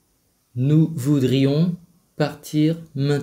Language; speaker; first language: French; non-native, fluent; Vietnamese